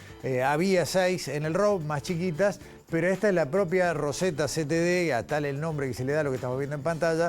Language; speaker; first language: Spanish; native; Spanish